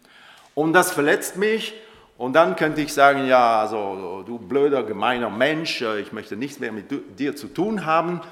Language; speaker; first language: German; non-native, local second language; French